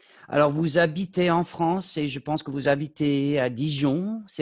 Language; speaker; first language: French; non-native, fluent; English